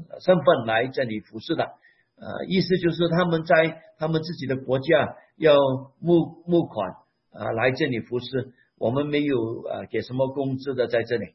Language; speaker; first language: Chinese; non-native, local second language; Hakka Chinese